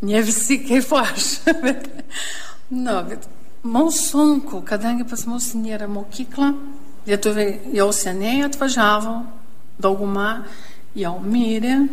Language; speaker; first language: Lithuanian; early bilingual, heritage; Lithuanian